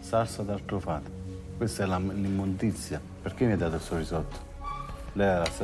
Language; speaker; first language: Italian; native; Italian